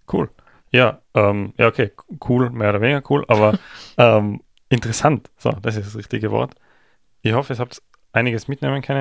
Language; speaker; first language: German; native; German